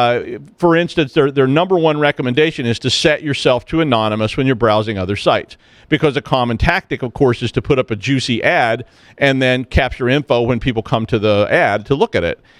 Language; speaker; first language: English; native; English